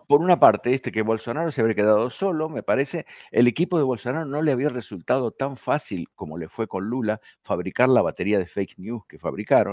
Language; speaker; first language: Spanish; native; Spanish